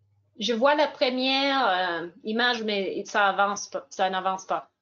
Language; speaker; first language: French; non-native, fluent; English